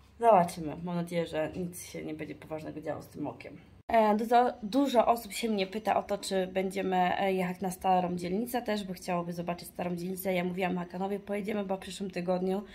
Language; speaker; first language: Polish; early bilingual, heritage; Polish